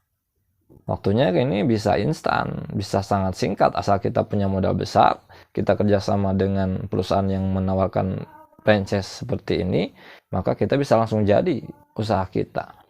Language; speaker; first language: Indonesian; non-native, local second language; Sundanese